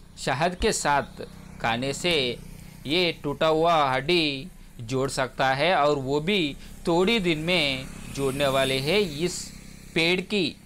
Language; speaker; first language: Hindi; non-native, local second language; Telugu